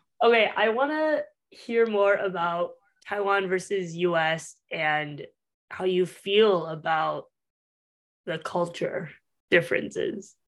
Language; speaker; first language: English; early bilingual, other home language; Chinese